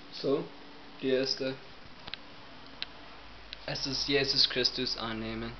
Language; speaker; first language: German; non-native, learner; English